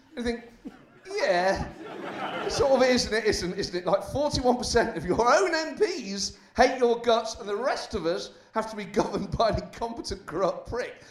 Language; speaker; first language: English; native; English